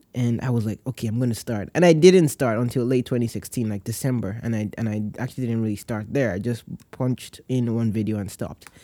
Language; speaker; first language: English; non-native, local second language; Yoruba